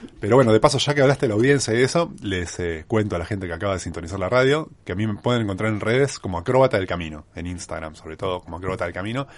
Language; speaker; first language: Spanish; native; Spanish